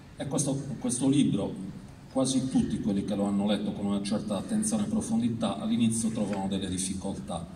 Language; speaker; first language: Italian; native; Italian